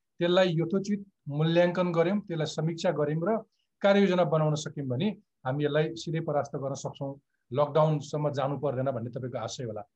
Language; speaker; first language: Nepali; native; Nepali